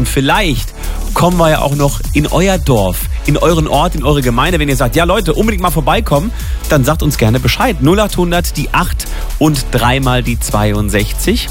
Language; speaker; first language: German; native; German